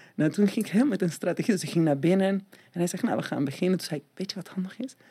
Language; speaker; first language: Dutch; non-native, fluent; Spanish